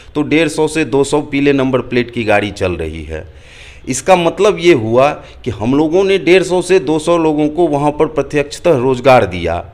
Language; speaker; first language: Hindi; native; Hindi